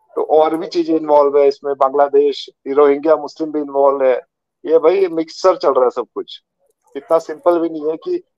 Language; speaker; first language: Hindi; native; Hindi